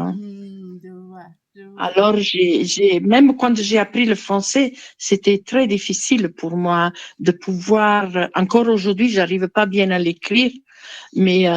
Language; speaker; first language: French; non-native, fluent; Italian